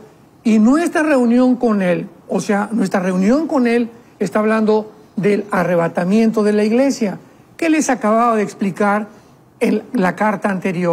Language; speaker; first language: Spanish; native; Spanish